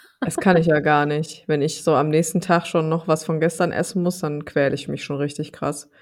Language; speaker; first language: German; native; German